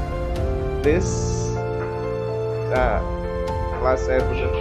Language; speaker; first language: English; non-native, fluent; Indonesian